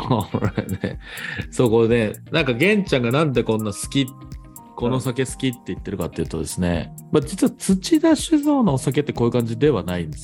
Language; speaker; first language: Japanese; native; Japanese